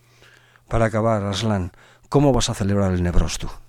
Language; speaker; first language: Spanish; native; Spanish